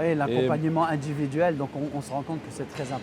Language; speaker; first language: French; native; French